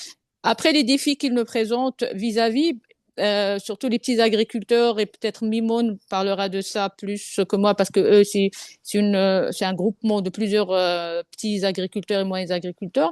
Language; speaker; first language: French; non-native, local second language; Arabic